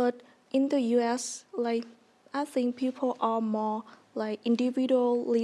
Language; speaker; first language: English; non-native, learner; Vietnamese